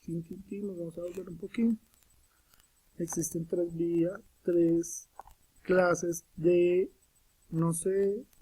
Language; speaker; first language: Spanish; native; Spanish